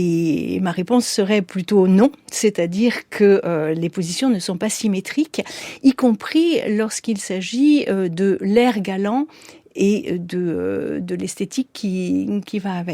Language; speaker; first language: French; native; French